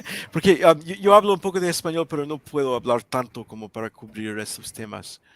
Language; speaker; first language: Spanish; non-native, learner; English